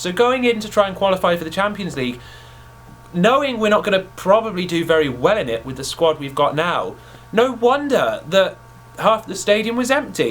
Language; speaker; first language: English; native; English